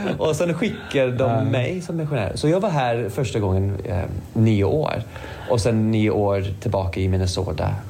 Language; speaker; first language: Swedish; non-native, fluent; English